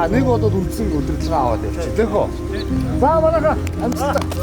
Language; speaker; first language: Mongolian; native; Mongolian